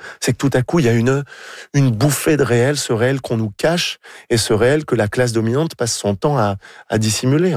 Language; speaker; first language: French; native; French